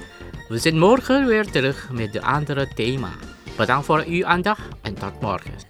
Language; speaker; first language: Dutch; non-native, fluent; Indonesian